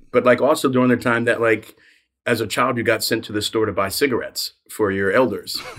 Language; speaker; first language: English; native; English